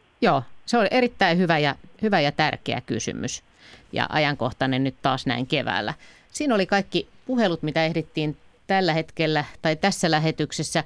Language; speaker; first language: Finnish; native; Finnish